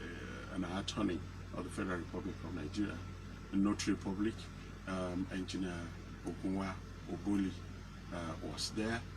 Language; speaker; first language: English; non-native, local second language; Yoruba